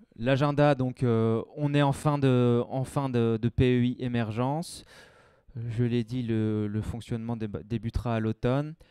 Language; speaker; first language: French; native; French